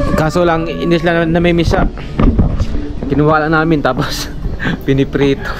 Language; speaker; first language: Filipino; non-native, local second language; Cebuano